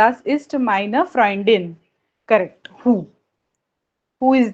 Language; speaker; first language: German; non-native, learner; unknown